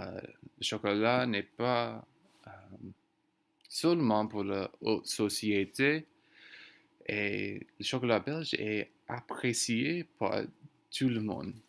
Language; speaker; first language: French; non-native, learner; English